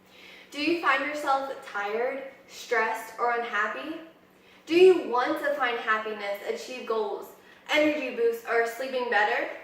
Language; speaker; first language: English; native; English